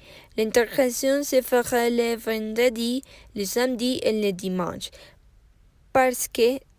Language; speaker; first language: French; non-native, learner; Spanish